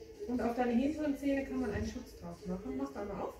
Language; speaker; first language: German; native; German